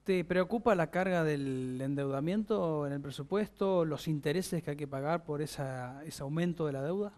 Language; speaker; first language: Spanish; native; Spanish